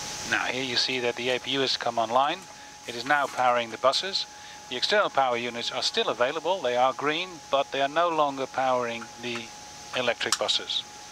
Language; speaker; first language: English; non-native, fluent; Dutch